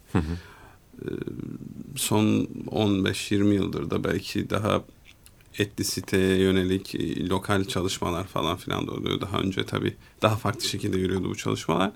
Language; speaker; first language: Turkish; native; Turkish